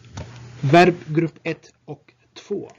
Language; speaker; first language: Swedish; non-native, fluent; Tigrinya